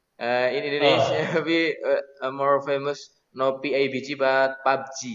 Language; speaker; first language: English; non-native, learner; Indonesian